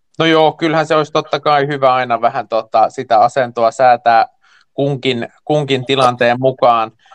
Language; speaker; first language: Finnish; non-native, local second language; Swedish